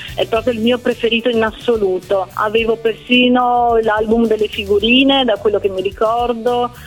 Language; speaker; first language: Italian; native; Italian